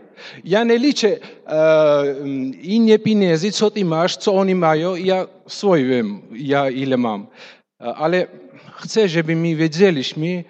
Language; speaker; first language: Polish; non-native, fluent; Russian